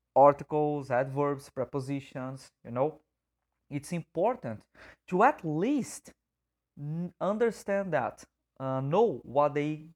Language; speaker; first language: English; non-native, fluent; Portuguese